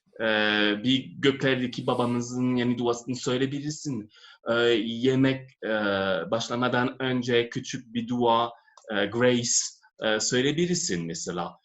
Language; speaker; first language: Turkish; non-native, fluent; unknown